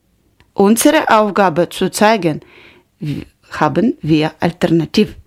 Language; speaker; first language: German; non-native, learner; Ukrainian